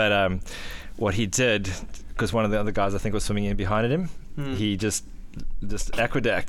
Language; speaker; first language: English; native; English